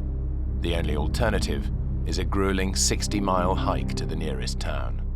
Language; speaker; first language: English; native; English